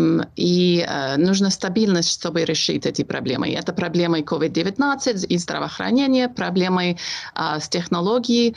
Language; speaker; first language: Russian; non-native, fluent; English